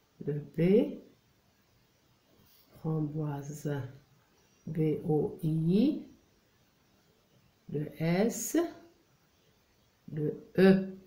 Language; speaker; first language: French; non-native, local second language; Arabic